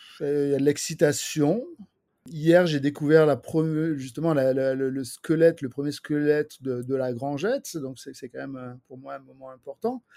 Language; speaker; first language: French; native; French